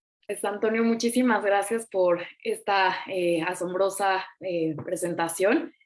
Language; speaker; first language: Spanish; native; Spanish